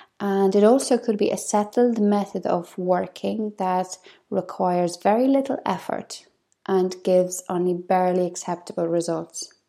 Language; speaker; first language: English; non-native, fluent; Polish